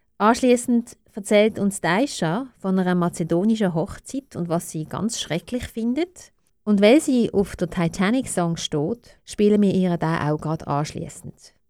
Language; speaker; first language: German; native; German